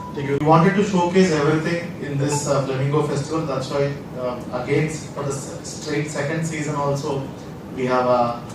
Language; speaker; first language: English; non-native, local second language; Telugu